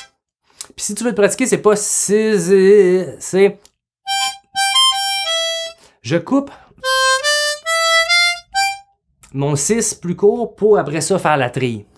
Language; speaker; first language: French; native; French